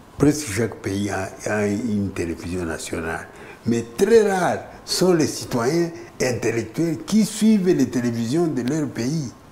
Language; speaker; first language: French; non-native, local second language; Kinyarwanda